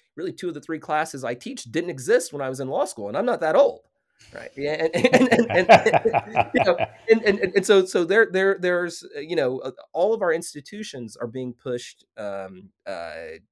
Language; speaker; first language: English; native; English